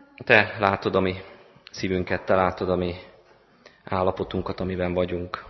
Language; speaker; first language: Hungarian; native; Hungarian